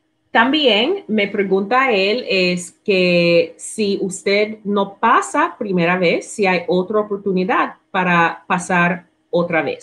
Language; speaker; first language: Spanish; non-native, learner; English